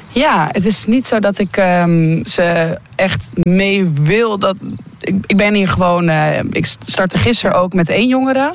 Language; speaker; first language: Dutch; native; Dutch